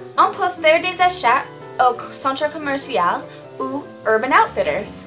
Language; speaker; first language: French; non-native, learner; English